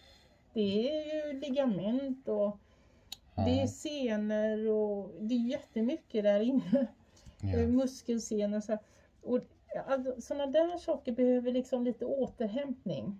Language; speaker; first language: Swedish; native; Swedish